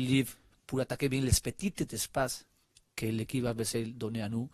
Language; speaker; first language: French; non-native, learner; Spanish